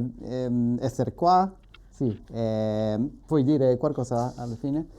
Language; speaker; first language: Italian; non-native, learner; Japanese